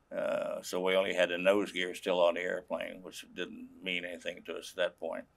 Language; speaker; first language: English; native; English